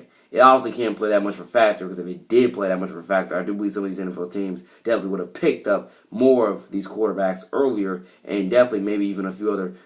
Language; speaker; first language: English; native; English